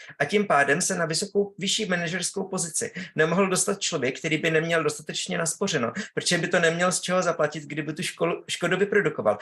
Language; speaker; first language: Czech; native; Czech